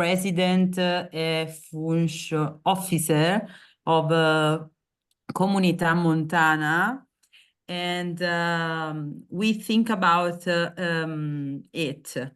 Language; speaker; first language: English; non-native, learner; Italian